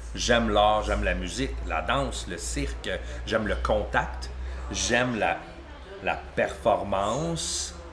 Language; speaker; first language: French; native; French